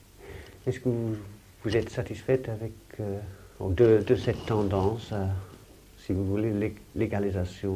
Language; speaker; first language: French; non-native, fluent; English